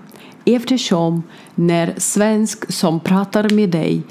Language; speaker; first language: Swedish; non-native, learner; Ukrainian